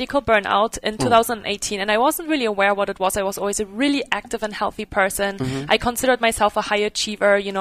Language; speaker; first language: English; non-native, fluent; German